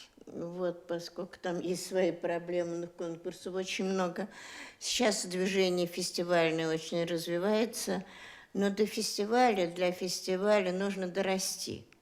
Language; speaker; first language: Russian; native; Russian